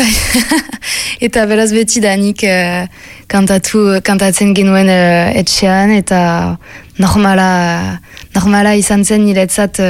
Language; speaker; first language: Basque; non-native, local second language; French